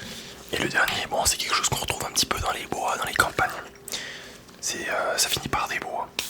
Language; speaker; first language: French; native; French